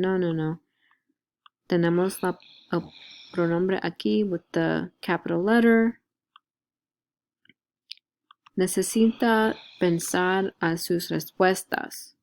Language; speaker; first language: Spanish; non-native, learner; English